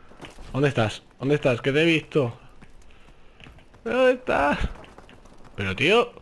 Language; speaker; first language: Spanish; native; Spanish